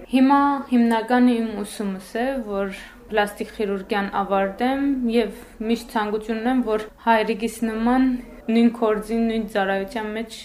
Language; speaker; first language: Armenian; early bilingual, heritage; Armenian